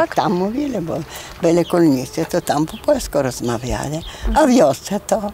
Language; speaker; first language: Polish; non-native, local second language; Ukrainian